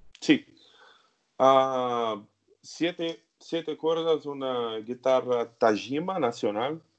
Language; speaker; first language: Spanish; non-native, learner; Portuguese